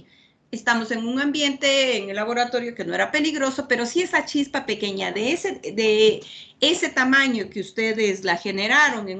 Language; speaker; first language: Spanish; native; Spanish